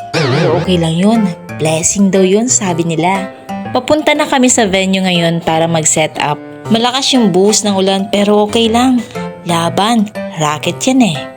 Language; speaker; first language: Filipino; non-native, local second language; Bikol